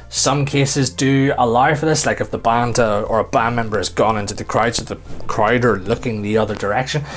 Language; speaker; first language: English; native; English